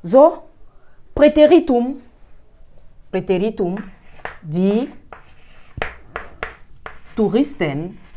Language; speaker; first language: German; non-native, fluent; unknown